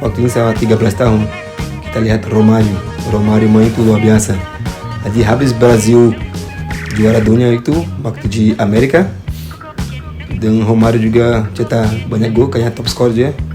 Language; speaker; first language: Indonesian; non-native, fluent; Portuguese